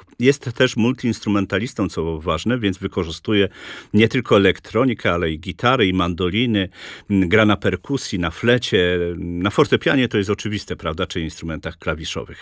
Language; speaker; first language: Polish; native; Polish